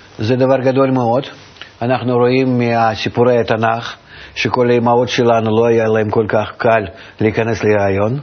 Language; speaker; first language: Hebrew; non-native, fluent; Russian